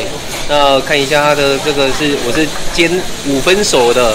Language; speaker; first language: Chinese; native; Chinese